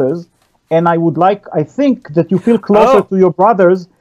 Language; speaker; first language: English; non-native, fluent; Hebrew